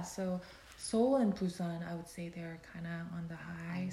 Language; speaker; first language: English; non-native, fluent; Korean